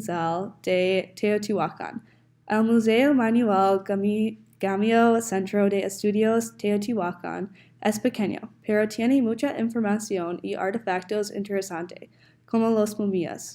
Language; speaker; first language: Spanish; non-native, learner; English